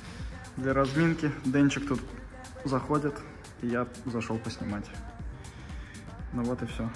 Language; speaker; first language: Russian; native; Russian